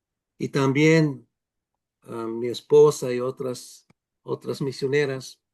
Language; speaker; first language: Spanish; non-native, fluent; Dutch